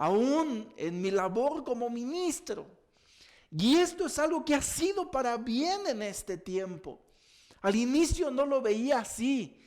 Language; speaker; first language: Spanish; native; Spanish